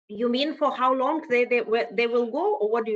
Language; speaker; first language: English; non-native, fluent; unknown